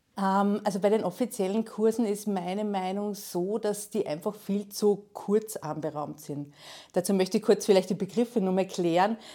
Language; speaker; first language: German; native; German